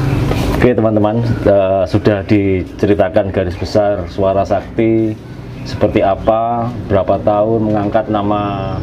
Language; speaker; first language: Indonesian; native; Indonesian